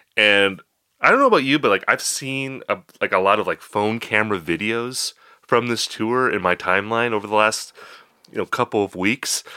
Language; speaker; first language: English; native; English